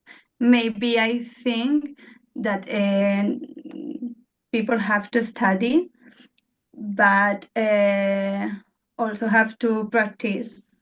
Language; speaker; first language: English; non-native, fluent; Spanish